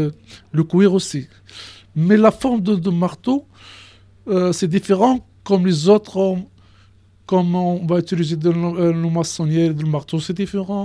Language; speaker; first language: French; non-native, learner; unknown